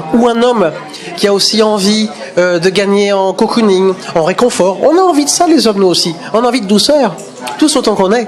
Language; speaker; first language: French; native; French